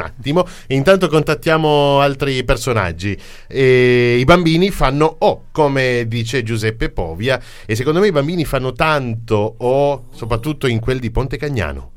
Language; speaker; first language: Italian; native; Italian